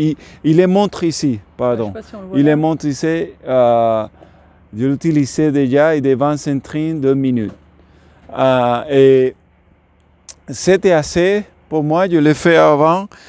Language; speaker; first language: French; non-native, learner; English